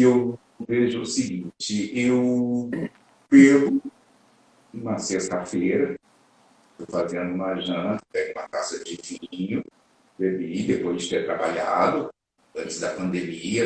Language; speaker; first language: Portuguese; native; Portuguese